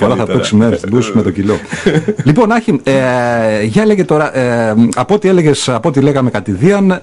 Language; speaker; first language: Greek; native; Greek